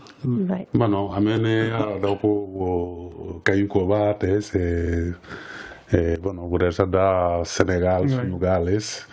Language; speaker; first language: Basque; non-native, learner; Wolof